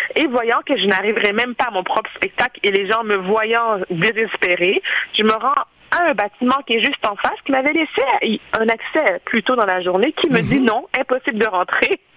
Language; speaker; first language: French; early bilingual, other home language; Haitian Creole